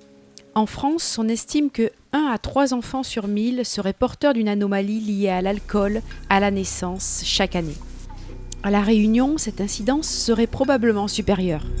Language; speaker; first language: French; native; French